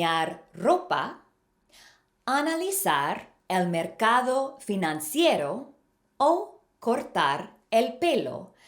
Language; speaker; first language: Spanish; non-native, fluent; English